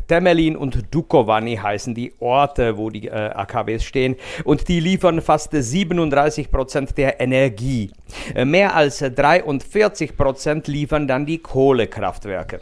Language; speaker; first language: German; non-native, fluent; Czech